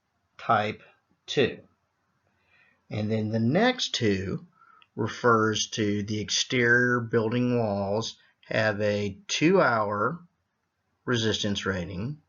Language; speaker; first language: English; native; English